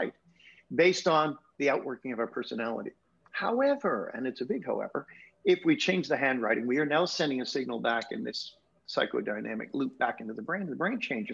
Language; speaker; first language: English; native; English